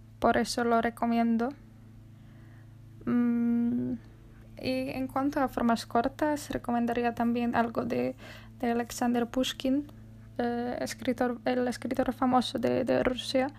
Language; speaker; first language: Spanish; non-native, fluent; Polish